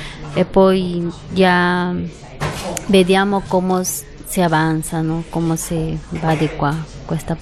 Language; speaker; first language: Italian; non-native, fluent; Spanish